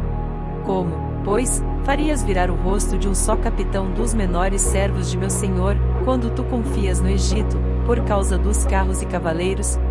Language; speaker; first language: Portuguese; native; Portuguese